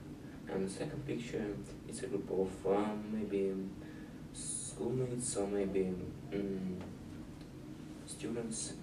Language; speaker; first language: English; non-native, learner; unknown